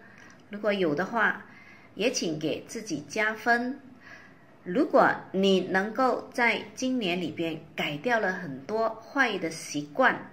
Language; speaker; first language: Chinese; native; Chinese